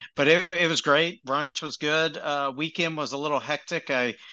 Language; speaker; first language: English; native; English